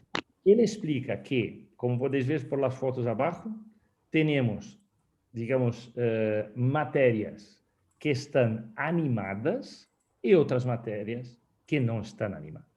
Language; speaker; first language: Spanish; non-native, fluent; Portuguese